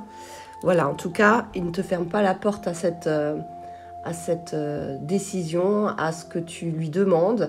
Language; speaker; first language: French; native; French